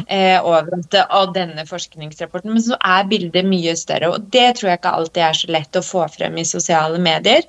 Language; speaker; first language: Norwegian; early bilingual, other home language; Polish